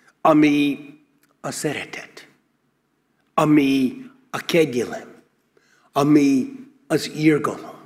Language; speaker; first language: Hungarian; non-native, learner; English